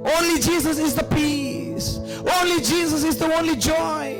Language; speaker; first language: English; non-native, local second language; Telugu